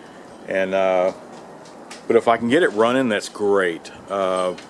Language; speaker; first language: English; native; English